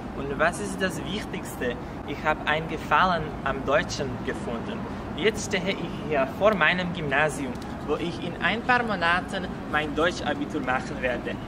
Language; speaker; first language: German; non-native, fluent; Slovak